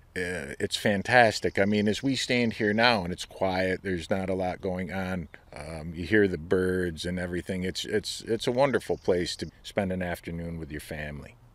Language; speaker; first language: English; native; English